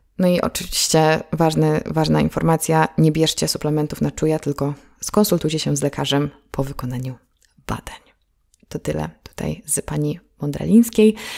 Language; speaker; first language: Polish; native; Polish